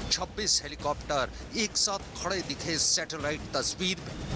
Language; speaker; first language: Hindi; native; Hindi